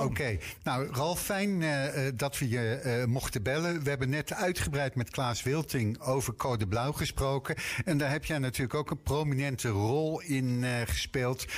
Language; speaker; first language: Dutch; native; Dutch